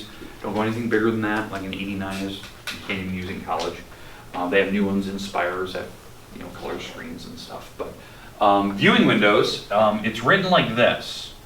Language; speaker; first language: English; native; English